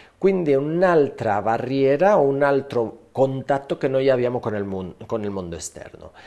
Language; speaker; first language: Italian; non-native, fluent; Spanish